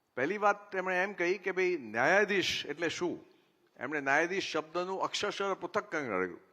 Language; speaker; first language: Gujarati; native; Gujarati